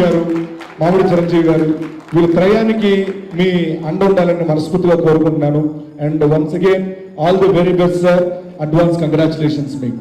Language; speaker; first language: Telugu; native; Telugu